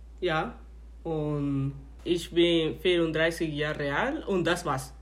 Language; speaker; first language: German; non-native, learner; Spanish